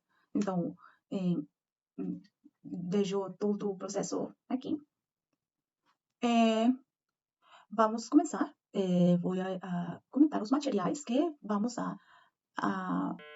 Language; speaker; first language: Portuguese; non-native, learner; Spanish